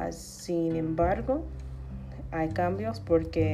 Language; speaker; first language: Spanish; non-native, learner; English